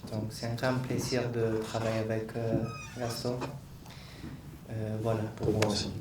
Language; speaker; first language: French; non-native, learner; Spanish